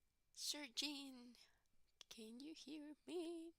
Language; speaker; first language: English; non-native, fluent; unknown